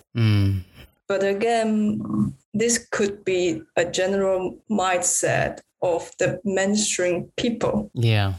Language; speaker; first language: English; non-native, fluent; Chinese